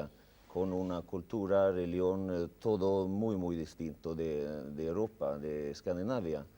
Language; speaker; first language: Spanish; non-native, fluent; Swedish